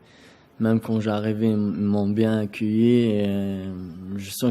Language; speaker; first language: French; non-native, local second language; Arabic